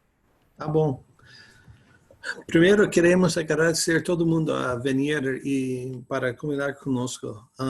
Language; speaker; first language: Portuguese; non-native, fluent; English